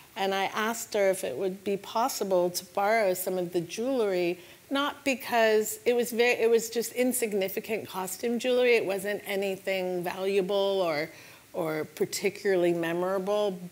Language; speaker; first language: English; native; English